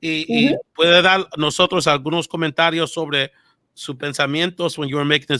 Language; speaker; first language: Spanish; early bilingual, heritage; Spanish